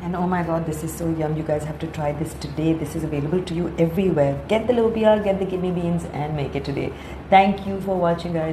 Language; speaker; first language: English; non-native, local second language; Urdu